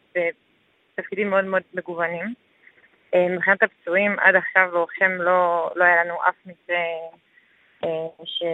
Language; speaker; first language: Hebrew; non-native, fluent; French